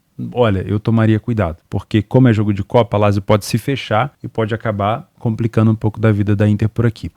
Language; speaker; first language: Portuguese; native; Portuguese